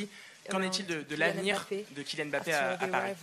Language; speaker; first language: French; native; French